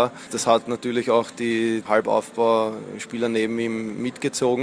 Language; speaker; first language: German; native; German